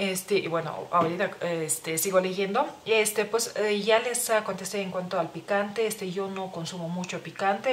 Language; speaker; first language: Spanish; non-native, fluent; Lithuanian